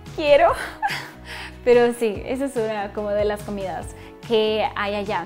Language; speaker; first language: Spanish; non-native, fluent; Russian